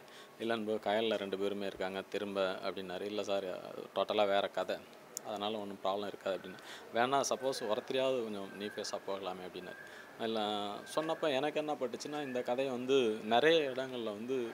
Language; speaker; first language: Tamil; native; Tamil